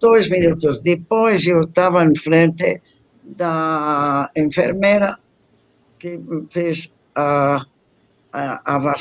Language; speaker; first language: Portuguese; non-native, fluent; English